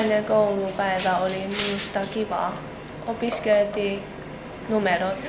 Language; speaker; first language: Finnish; early bilingual, other home language; Chinese